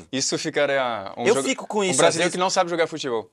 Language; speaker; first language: Portuguese; non-native, fluent; French